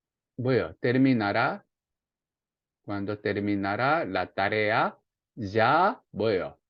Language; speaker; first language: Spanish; non-native, fluent; Korean